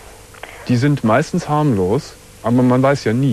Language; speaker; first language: German; native; German